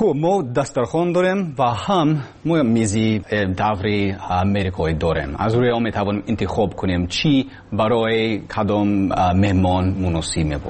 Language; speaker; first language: Tajik; non-native, learner; English